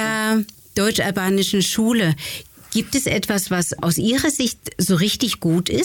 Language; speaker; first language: German; native; German